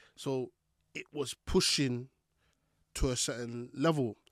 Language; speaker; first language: English; native; English